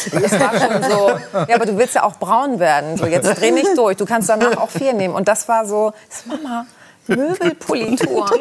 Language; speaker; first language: German; early bilingual, other home language; Greek